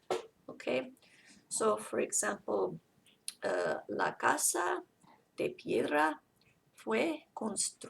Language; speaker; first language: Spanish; non-native, fluent; English